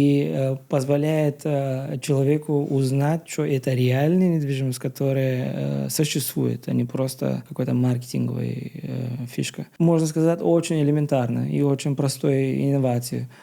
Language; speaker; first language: Russian; non-native, learner; Bulgarian